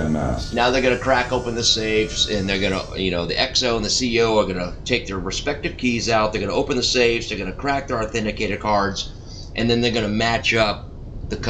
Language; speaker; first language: English; native; English